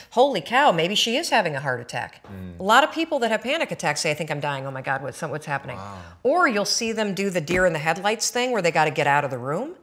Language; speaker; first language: English; native; English